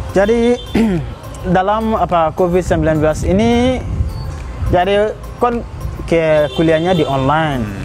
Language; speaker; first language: Indonesian; non-native, fluent; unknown